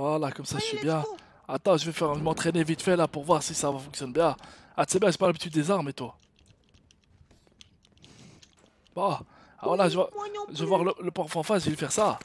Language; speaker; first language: French; native; French